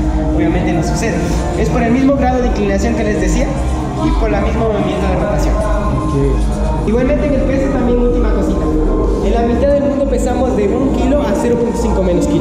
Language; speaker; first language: Spanish; native; Spanish